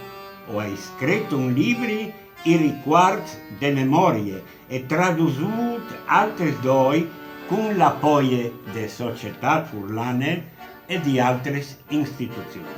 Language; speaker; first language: Italian; non-native, local second language; Friulian